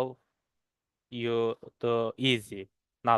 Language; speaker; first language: English; non-native, learner; Turkish